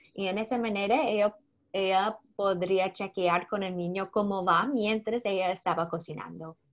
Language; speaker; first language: Spanish; non-native, learner; English